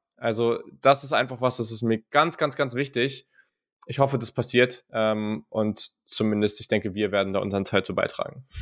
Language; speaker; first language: German; native; German